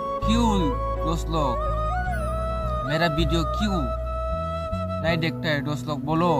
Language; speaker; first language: Hindi; non-native, local second language; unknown